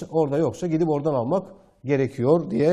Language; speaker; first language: Turkish; native; Turkish